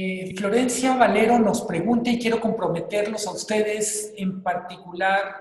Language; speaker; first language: Spanish; native; Spanish